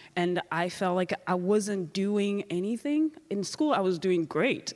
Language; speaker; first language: English; non-native, local second language; Kinyarwanda